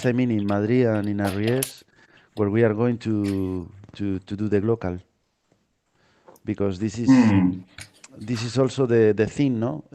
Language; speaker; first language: English; non-native, fluent; Spanish